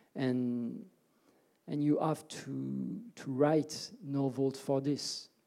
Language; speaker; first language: English; early bilingual, other home language; French